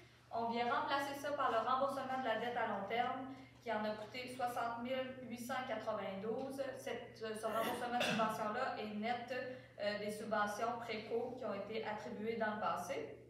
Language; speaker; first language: French; native; French